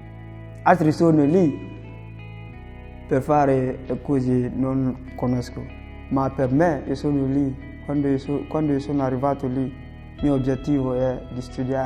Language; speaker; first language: Italian; non-native, learner; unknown